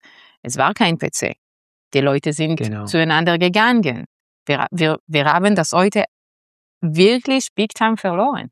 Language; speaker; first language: German; non-native, fluent; Hebrew